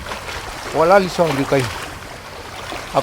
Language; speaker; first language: French; non-native, local second language; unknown